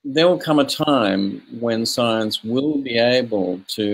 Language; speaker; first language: English; native; English